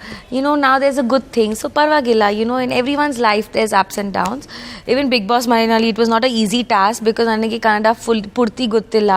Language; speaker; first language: Kannada; non-native, learner; Punjabi